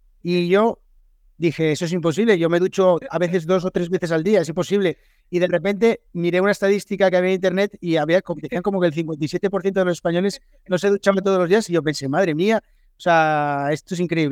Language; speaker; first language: Spanish; native; Spanish